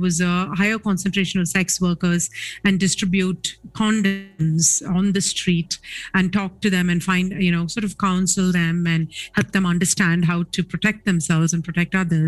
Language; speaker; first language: English; non-native, local second language; Tamil